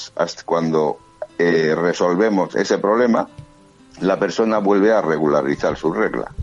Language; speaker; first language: Spanish; native; Spanish